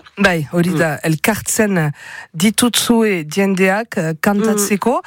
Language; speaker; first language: Basque; native; Basque